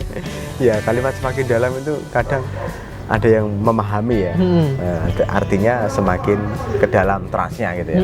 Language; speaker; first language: Indonesian; native; Indonesian